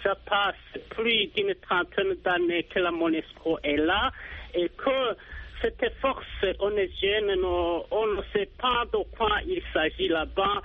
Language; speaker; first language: French; non-native, local second language; Rundi